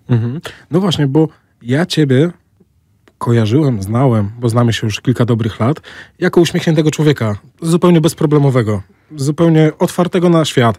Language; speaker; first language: Polish; native; Polish